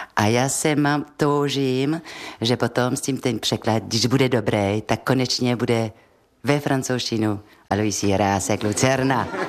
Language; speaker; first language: Czech; non-native, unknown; French